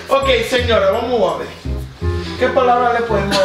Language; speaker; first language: Spanish; early bilingual, heritage; Spanish